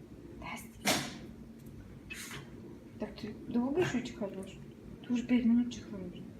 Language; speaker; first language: Russian; native; Russian